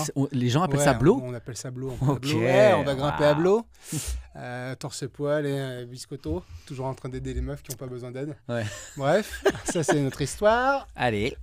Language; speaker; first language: French; native; French